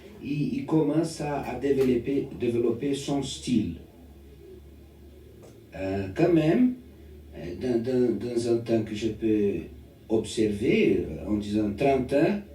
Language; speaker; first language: French; non-native, learner; Portuguese